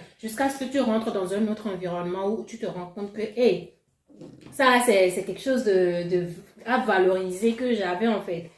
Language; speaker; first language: French; non-native, local second language; Ewe